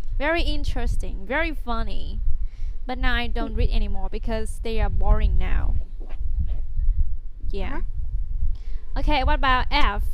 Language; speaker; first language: English; non-native, fluent; Vietnamese